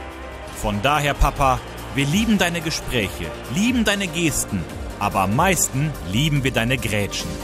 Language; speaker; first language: German; native; German